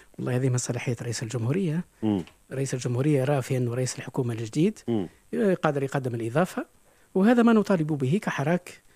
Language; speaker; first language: Arabic; native; Arabic